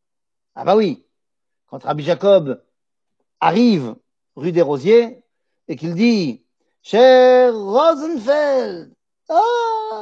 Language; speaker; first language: French; native; French